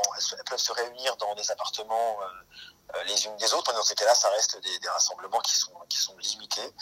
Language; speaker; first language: French; native; French